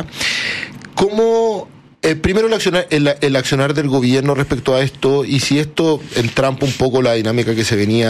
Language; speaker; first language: Spanish; native; Spanish